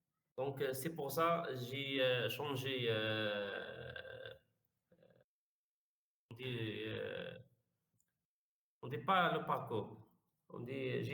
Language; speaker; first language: French; non-native, learner; Arabic